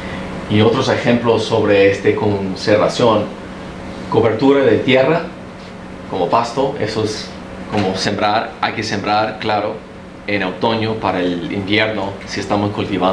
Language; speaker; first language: Spanish; early bilingual, heritage; Spanish